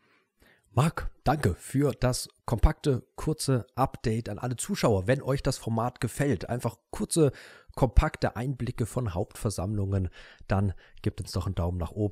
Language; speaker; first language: German; native; German